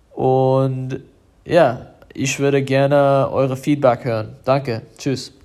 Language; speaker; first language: German; non-native, fluent; English